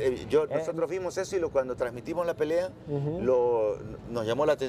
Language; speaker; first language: Spanish; native; Spanish